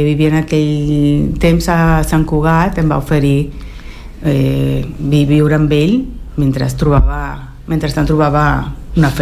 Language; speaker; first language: Catalan; early bilingual, heritage; Spanish